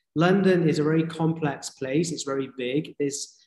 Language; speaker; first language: English; native; English